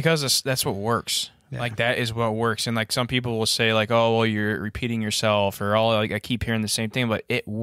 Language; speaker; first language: English; native; English